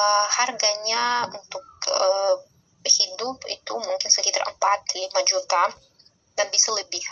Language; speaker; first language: Indonesian; non-native, fluent; Russian